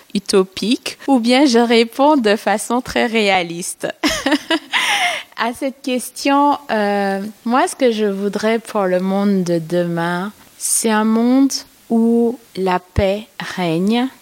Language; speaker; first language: French; native; French